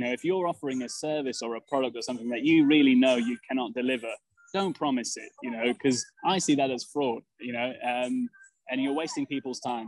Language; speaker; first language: English; native; English